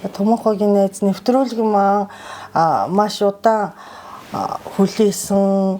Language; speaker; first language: Mongolian; non-native, fluent; Japanese